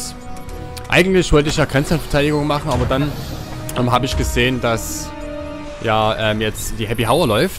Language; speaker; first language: German; native; German